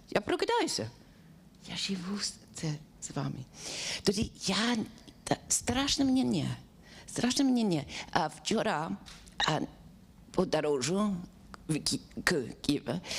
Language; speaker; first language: Ukrainian; non-native, learner; English